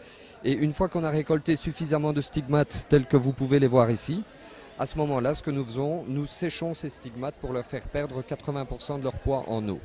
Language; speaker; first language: French; native; French